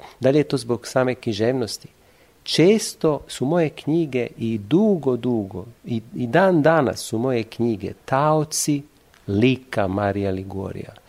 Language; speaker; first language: Serbian; non-native, fluent; Italian